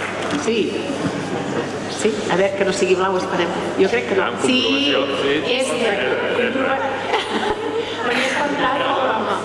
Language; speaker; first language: Catalan; native; Catalan